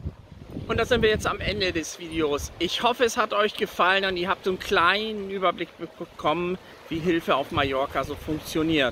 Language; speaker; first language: German; native; German